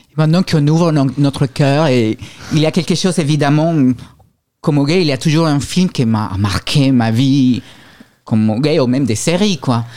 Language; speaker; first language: French; non-native, fluent; Spanish